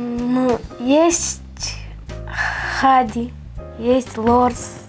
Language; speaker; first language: Russian; non-native, local second language; Ingush